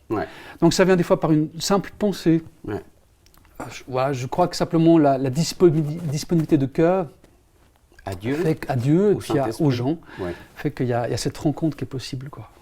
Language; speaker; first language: French; native; French